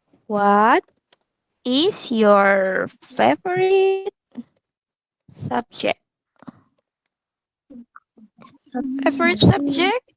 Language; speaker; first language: English; non-native, fluent; Indonesian